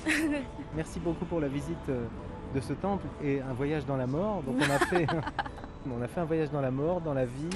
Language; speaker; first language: French; native; French